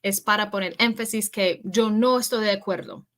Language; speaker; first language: Spanish; early bilingual, heritage; English